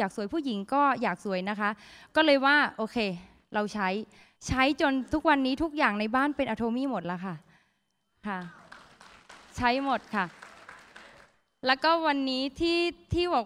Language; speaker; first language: Thai; native; Thai